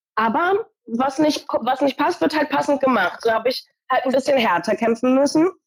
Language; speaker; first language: German; early bilingual, other home language; Portuguese